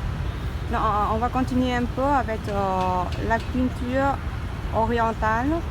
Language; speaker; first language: French; non-native, learner; Vietnamese